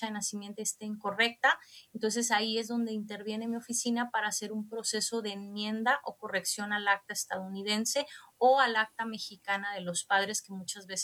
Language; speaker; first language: Spanish; native; Spanish